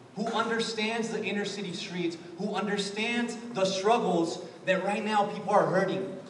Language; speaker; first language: English; early bilingual, other home language; Spanish